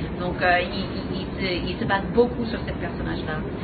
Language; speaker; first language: French; native; French